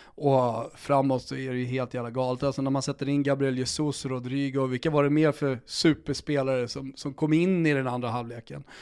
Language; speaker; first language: Swedish; native; Swedish